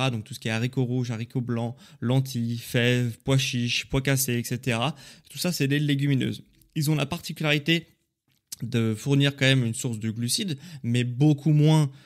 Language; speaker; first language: French; native; French